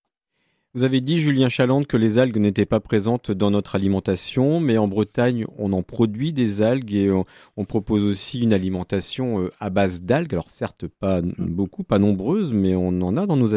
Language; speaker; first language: French; native; French